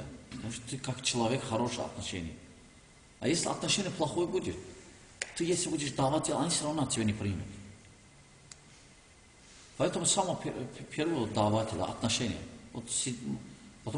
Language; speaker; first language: Russian; non-native, learner; Azerbaijani